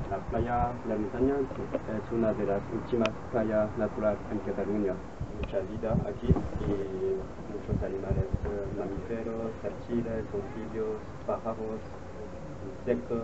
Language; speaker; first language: Spanish; non-native, learner; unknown